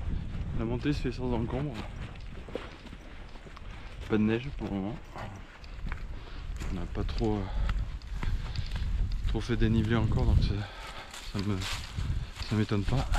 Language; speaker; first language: French; native; French